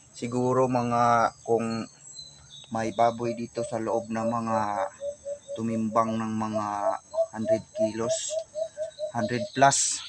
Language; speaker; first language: Filipino; non-native, local second language; Cebuano